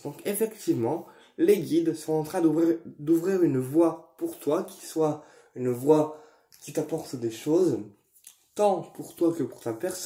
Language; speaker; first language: French; native; French